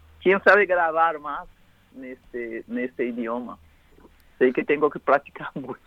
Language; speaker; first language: Spanish; non-native, learner; Portuguese